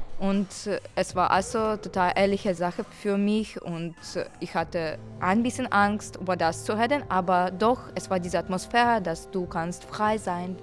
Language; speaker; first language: German; non-native, learner; Ukrainian